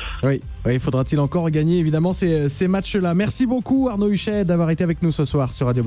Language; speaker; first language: French; native; French